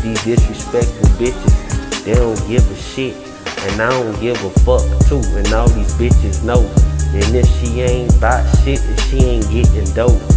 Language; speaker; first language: English; native; English